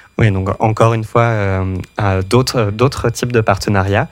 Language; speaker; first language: French; native; French